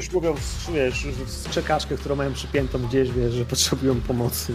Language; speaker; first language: Polish; native; Polish